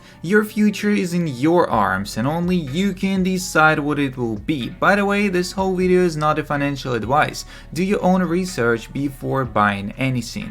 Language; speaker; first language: English; non-native, fluent; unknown